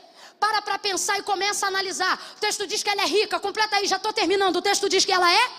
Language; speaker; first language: Portuguese; native; Portuguese